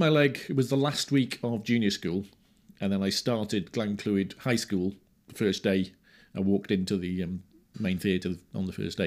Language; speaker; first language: English; native; English